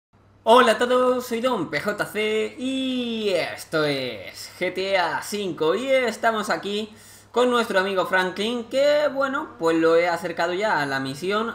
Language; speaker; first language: Spanish; native; Spanish